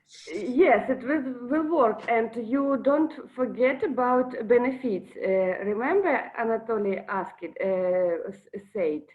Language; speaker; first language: English; non-native, learner; Russian